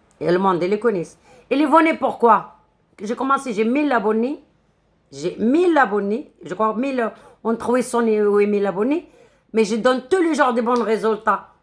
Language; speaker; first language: French; non-native, local second language; Arabic